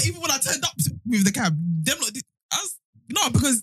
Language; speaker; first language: English; native; English